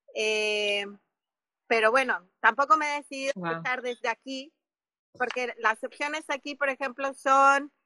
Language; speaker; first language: Spanish; native; Spanish